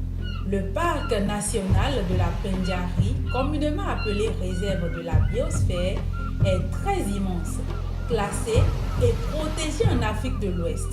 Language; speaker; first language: French; native; French